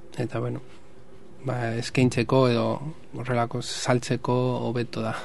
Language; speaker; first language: Basque; non-native, local second language; Spanish